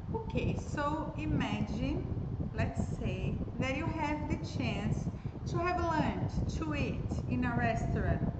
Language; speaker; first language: English; non-native, fluent; Portuguese